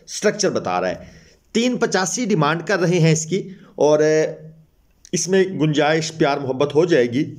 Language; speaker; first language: Urdu; non-native, local second language; Punjabi